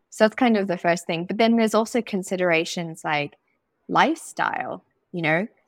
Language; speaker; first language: English; native; English